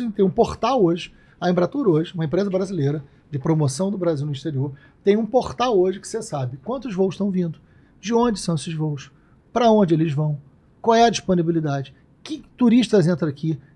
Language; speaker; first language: Portuguese; native; Portuguese